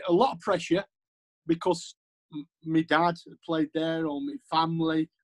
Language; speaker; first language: English; native; English